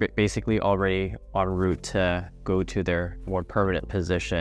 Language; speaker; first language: English; native; English